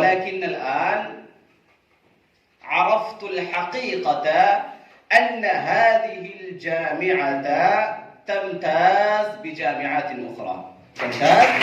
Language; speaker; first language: Arabic; non-native, fluent; Urdu